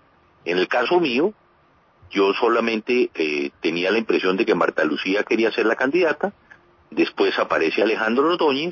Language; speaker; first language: Spanish; native; Spanish